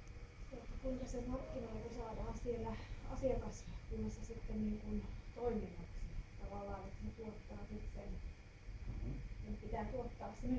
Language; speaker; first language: Finnish; native; Finnish